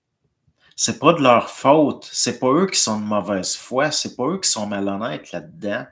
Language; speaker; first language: French; native; French